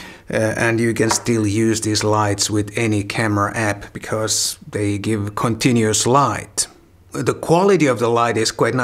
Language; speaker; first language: English; non-native, fluent; Finnish